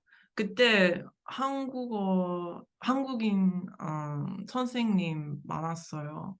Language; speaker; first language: Korean; non-native, learner; English